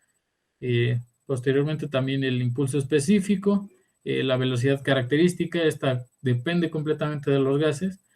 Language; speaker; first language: Spanish; native; Spanish